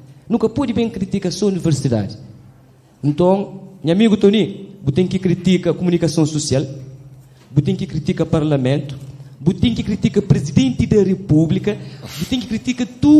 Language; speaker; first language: Portuguese; non-native, local second language; Kabuverdianu